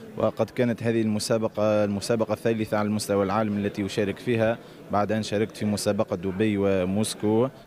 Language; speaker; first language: Arabic; native; Arabic